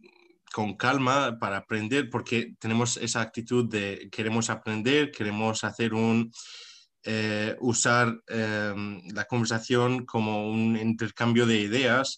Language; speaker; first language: Spanish; non-native, local second language; Arabic